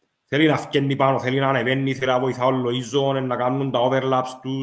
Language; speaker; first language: Greek; native; Greek